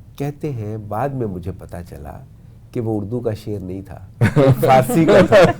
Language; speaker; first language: Urdu; non-native, local second language; Punjabi